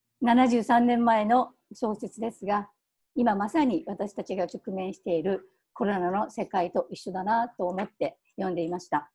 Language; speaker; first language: Japanese; native; Japanese